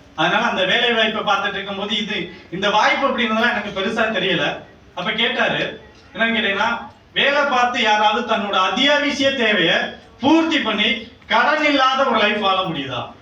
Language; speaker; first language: Tamil; native; Tamil